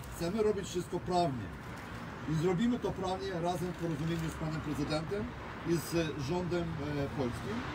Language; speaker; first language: Polish; non-native, fluent; Ukrainian